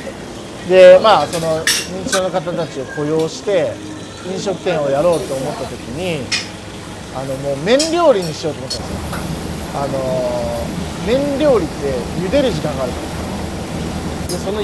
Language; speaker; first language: Japanese; native; Japanese